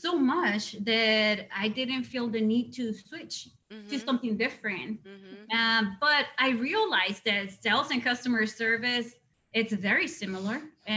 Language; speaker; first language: English; non-native, fluent; Spanish